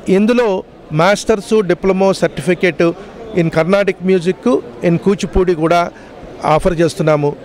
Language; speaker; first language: Telugu; native; Telugu